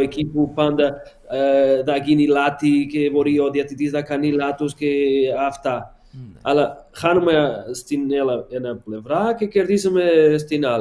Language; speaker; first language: Greek; non-native, learner; Portuguese